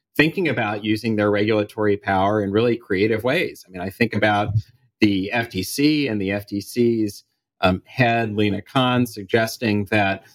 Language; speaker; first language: English; native; English